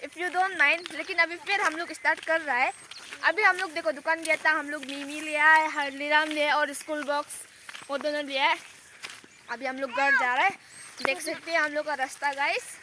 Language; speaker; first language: Hindi; non-native, local second language; Bodo